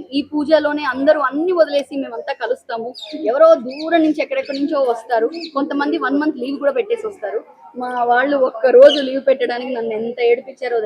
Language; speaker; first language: Telugu; non-native, local second language; Bangla